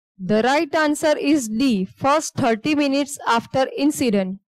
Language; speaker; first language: English; non-native, local second language; Gujarati